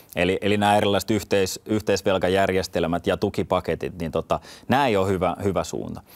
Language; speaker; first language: Finnish; native; Finnish